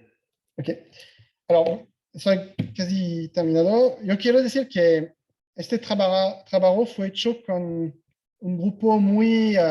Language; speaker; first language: Spanish; non-native, fluent; French